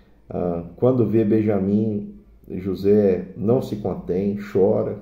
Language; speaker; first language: Portuguese; native; Portuguese